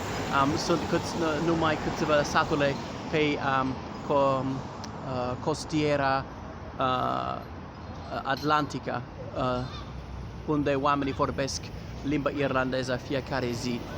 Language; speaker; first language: Romanian; non-native, learner; English